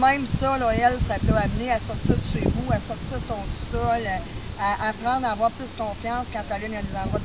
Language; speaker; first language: French; native; French